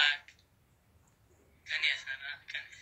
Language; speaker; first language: Russian; non-native, learner; Uzbek